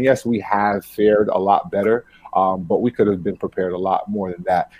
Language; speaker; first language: English; early bilingual, other home language; Spanish